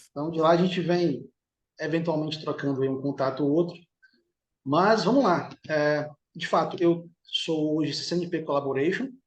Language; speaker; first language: Portuguese; native; Portuguese